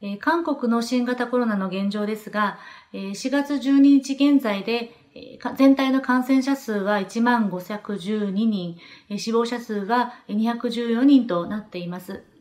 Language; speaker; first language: Japanese; native; Japanese